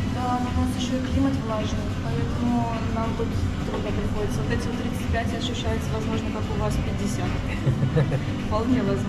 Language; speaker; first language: Russian; native; Russian